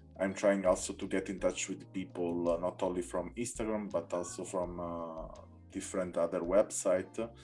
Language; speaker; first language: English; non-native, learner; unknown